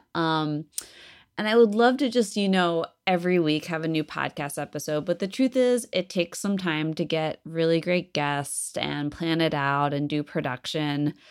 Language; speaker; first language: English; native; English